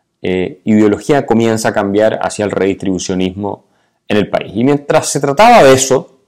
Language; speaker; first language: Spanish; native; Spanish